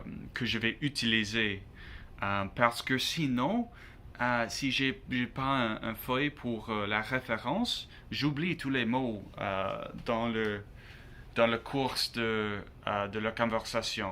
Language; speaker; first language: French; non-native, learner; English